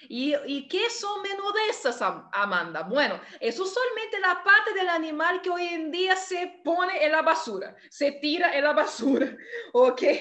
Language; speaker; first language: Spanish; non-native, fluent; Portuguese